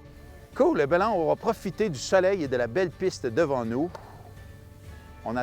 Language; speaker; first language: French; native; French